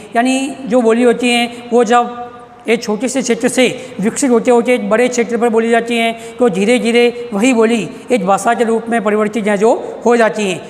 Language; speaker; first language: Hindi; native; Hindi